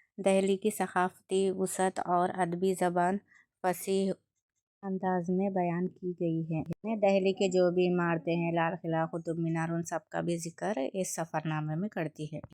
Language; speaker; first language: Urdu; native; Urdu